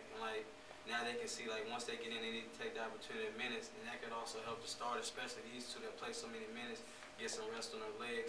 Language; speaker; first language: English; native; English